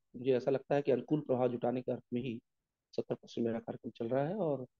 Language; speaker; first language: Hindi; native; Hindi